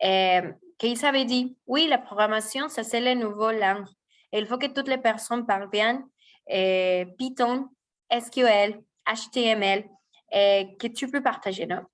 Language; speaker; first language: French; non-native, fluent; Spanish